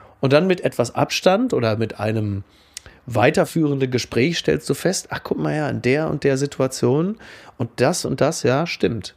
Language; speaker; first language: German; native; German